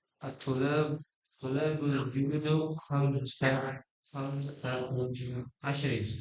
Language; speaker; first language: Arabic; non-native, learner; Indonesian